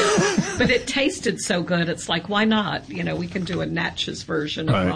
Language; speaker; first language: English; native; English